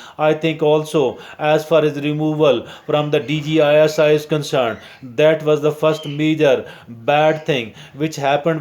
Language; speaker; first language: English; non-native, local second language; Urdu